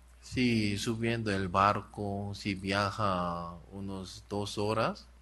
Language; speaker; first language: Spanish; non-native, learner; Korean